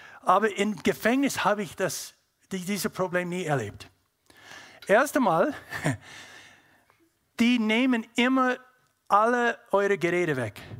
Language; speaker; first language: German; non-native, learner; English